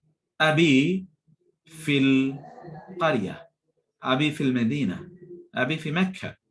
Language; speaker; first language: Arabic; non-native, fluent; Bangla